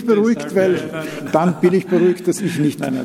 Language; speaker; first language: German; native; German